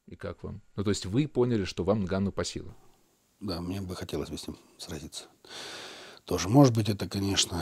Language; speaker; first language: Russian; native; Russian